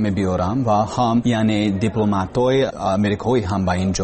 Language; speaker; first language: Persian; non-native, learner; English